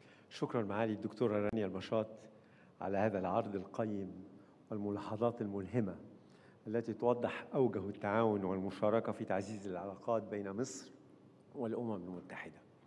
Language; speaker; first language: Arabic; native; Arabic